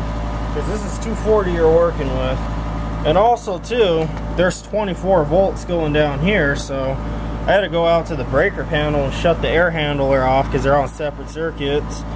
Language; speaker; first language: English; native; English